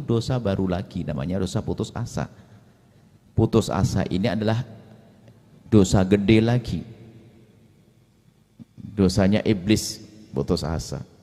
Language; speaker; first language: Indonesian; native; Indonesian